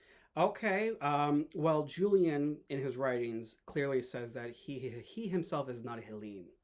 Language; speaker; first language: English; native; English